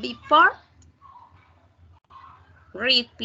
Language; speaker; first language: English; non-native, fluent; Spanish